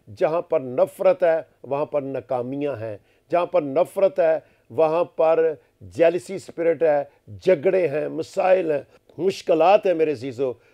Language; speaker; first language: Urdu; non-native, local second language; Punjabi